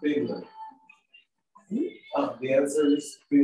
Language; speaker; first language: English; non-native, fluent; Spanish